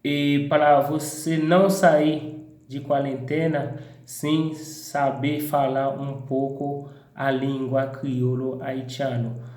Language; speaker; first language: Portuguese; non-native, fluent; Haitian Creole